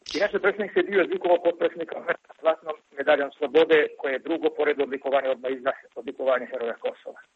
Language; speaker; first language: Serbian; non-native, local second language; Albanian